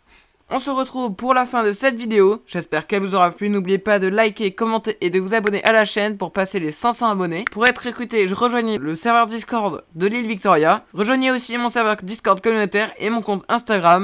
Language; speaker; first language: French; native; French